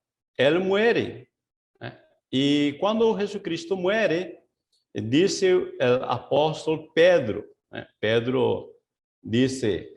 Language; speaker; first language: Spanish; non-native, fluent; Portuguese